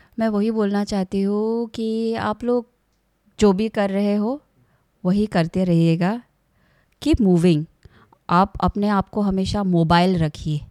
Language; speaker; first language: Hindi; non-native, local second language; Assamese